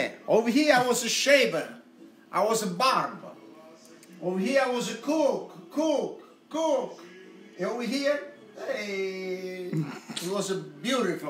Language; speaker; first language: English; non-native, local second language; Italian